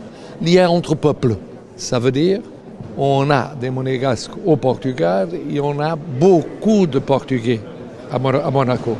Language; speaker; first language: French; non-native, fluent; Portuguese